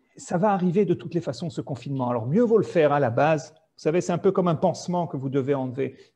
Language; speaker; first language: French; native; French